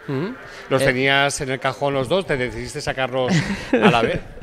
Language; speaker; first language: Spanish; non-native, local second language; Catalan